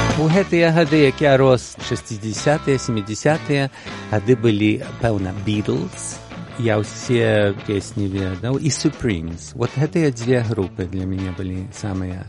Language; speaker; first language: Belarusian; early bilingual, heritage; Belarusian